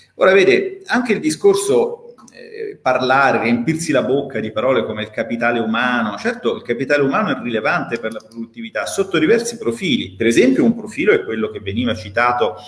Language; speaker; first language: Italian; native; Italian